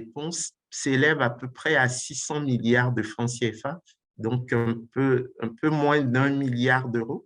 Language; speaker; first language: French; non-native, local second language; Ewe